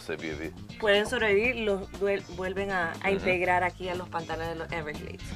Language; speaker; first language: Spanish; native; Spanish